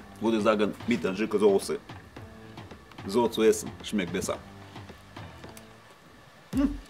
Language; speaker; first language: German; non-native, learner; Russian